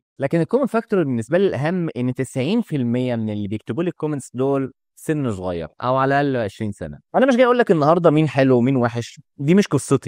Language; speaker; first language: Arabic; native; Arabic